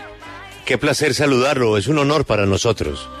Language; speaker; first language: Spanish; native; Spanish